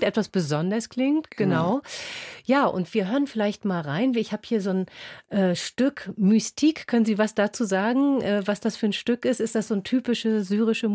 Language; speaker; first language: German; native; German